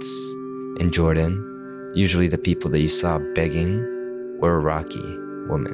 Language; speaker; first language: English; non-native, fluent; Arabic